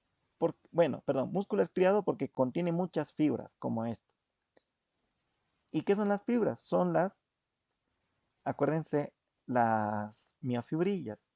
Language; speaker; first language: Spanish; native; Spanish